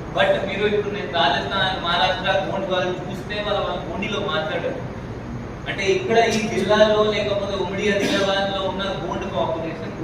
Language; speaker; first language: Telugu; native; Telugu